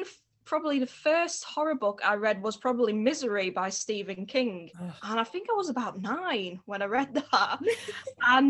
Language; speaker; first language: English; native; English